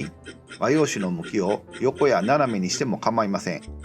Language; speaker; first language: Japanese; native; Japanese